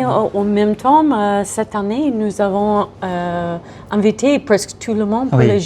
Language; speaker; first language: French; non-native, fluent; English